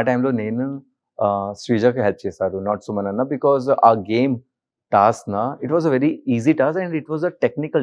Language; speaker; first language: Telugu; non-native, learner; Hindi